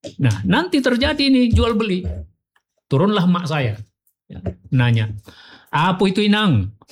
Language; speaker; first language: Indonesian; non-native, local second language; Minangkabau